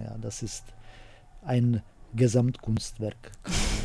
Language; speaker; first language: German; non-native, fluent; Czech